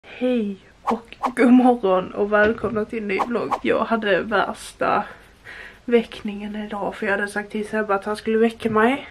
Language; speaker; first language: Swedish; native; Swedish